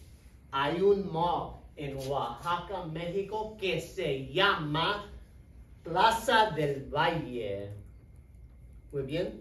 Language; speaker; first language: Spanish; non-native, fluent; English